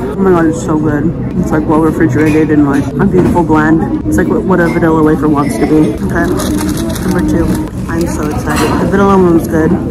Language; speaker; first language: English; native; English